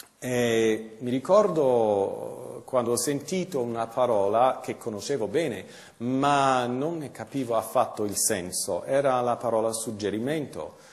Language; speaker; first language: Italian; non-native, fluent; English